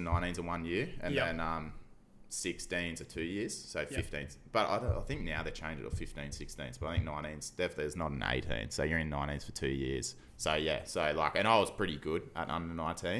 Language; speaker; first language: English; native; English